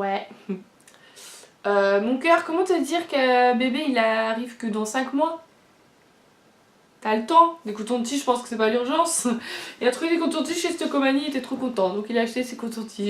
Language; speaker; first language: French; native; French